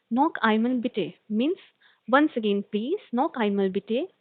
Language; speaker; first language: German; non-native, learner; Hindi